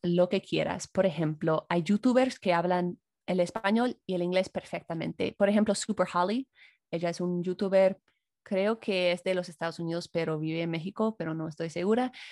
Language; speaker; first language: Spanish; non-native, fluent; English